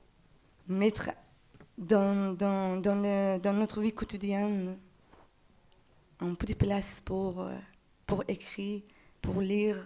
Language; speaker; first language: French; non-native, learner; Persian